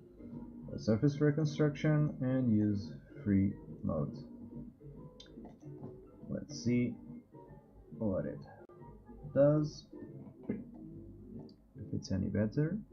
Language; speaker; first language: English; non-native, fluent; Portuguese